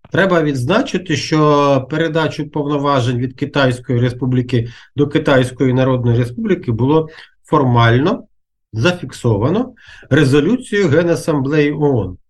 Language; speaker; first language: Ukrainian; native; Ukrainian